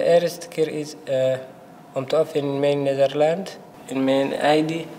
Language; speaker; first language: Dutch; non-native, learner; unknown